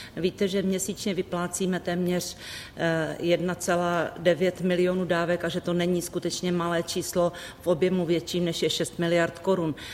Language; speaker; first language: Czech; native; Czech